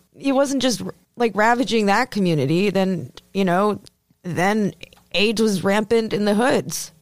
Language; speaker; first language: English; early bilingual, other home language; Hindi